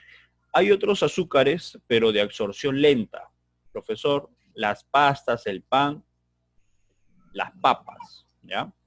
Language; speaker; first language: Spanish; native; Spanish